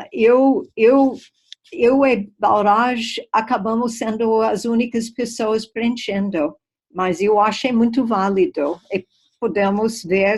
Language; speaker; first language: Portuguese; non-native, fluent; English